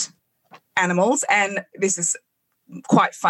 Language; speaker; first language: English; native; English